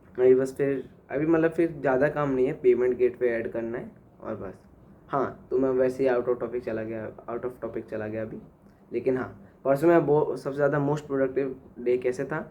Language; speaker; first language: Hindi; native; Hindi